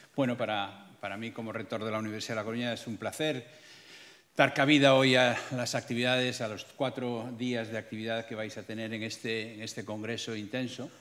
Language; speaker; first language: Spanish; native; Spanish